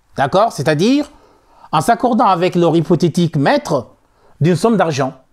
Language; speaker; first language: French; non-native, local second language; Soninke